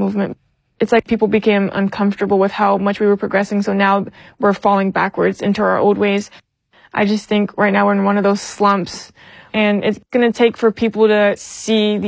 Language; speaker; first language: English; native; English